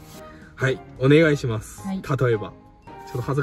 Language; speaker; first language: Japanese; non-native, fluent; Chinese